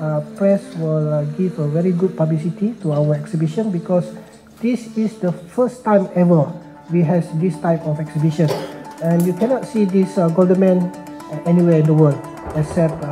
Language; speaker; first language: English; non-native, fluent; Kazakh